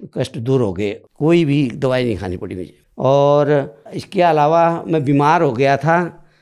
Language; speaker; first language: Hindi; native; Hindi